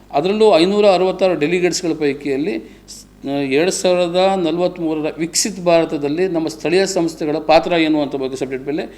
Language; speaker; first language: Kannada; non-native, local second language; Urdu